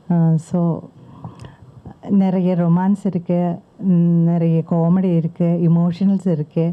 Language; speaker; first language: Tamil; non-native, learner; Malayalam